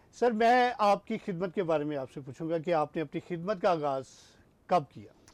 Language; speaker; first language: Urdu; non-native, local second language; Punjabi